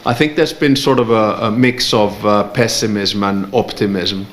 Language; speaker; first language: English; non-native, fluent; Finnish